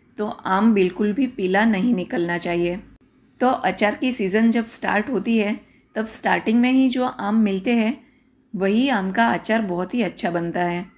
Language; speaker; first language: Hindi; non-native, local second language; Gujarati